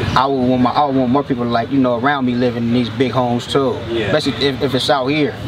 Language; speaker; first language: English; native; English